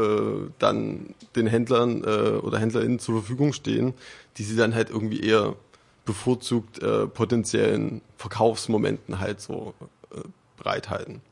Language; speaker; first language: German; native; German